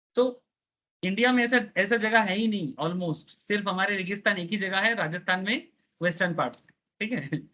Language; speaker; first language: Hindi; non-native, local second language; Bangla